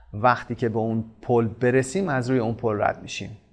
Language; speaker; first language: Persian; native; Persian